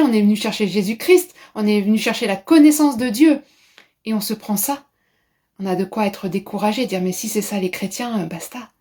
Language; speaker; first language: French; native; French